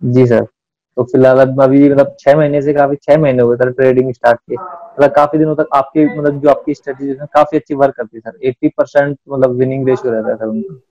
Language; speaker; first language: Hindi; non-native, local second language; Marathi